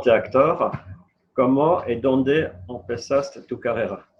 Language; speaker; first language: Spanish; non-native, fluent; French